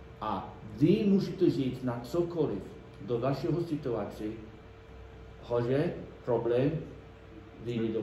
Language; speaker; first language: Czech; non-native, learner; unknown